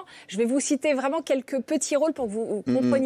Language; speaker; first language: French; native; French